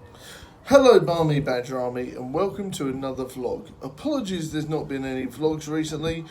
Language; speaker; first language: English; native; English